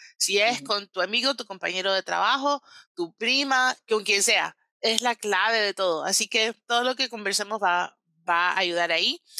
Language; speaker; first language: Spanish; early bilingual, heritage; Spanish